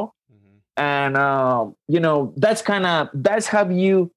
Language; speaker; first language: English; non-native, fluent; Ukrainian